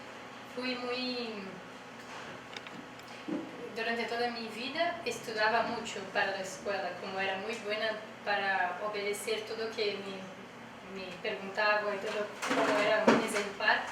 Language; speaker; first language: Spanish; non-native, learner; Portuguese